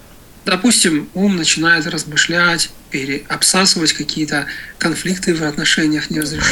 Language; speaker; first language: Russian; native; Russian